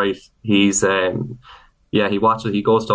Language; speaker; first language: English; native; English